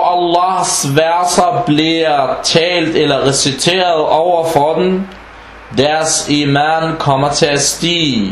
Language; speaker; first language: Danish; early bilingual, other home language; Arabic